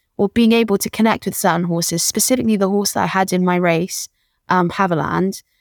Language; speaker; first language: English; native; English